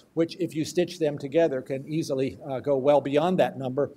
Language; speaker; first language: English; native; English